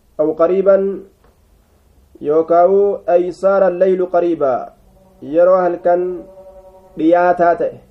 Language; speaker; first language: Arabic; non-native, fluent; Oromo